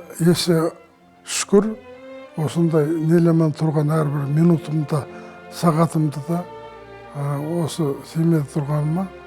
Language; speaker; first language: Kazakh; native; Kazakh